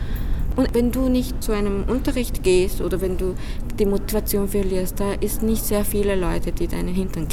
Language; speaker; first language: German; non-native, fluent; Korean